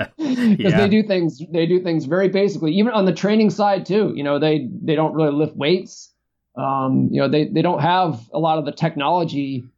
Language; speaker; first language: English; native; English